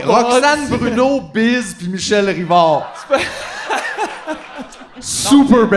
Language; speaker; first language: French; native; French